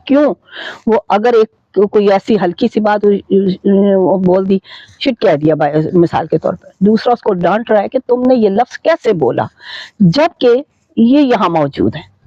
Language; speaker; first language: Urdu; native; Urdu